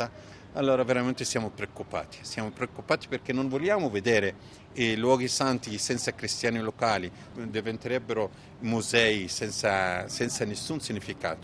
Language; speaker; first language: Italian; non-native, fluent; Arabic